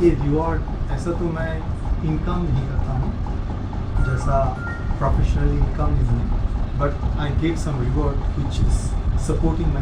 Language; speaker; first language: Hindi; non-native, local second language; Bangla